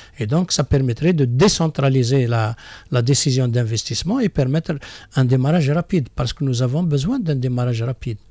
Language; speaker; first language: French; non-native, local second language; Arabic